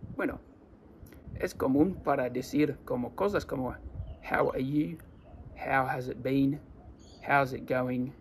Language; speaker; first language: Spanish; non-native, learner; English